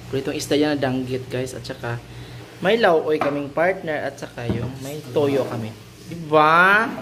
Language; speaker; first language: Filipino; non-native, local second language; Cebuano